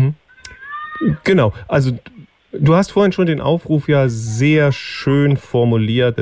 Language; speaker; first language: German; native; German